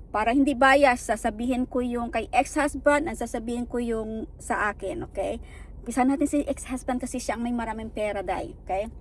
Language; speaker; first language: Filipino; non-native, local second language; Hiligaynon